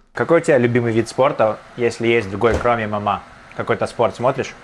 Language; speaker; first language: Russian; native; Russian